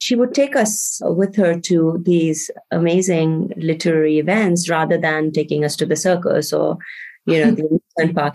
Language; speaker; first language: English; non-native, local second language; Bangla